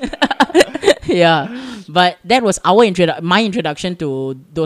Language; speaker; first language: English; native; English